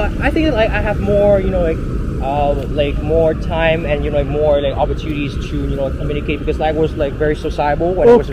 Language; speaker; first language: English; non-native, fluent; Vietnamese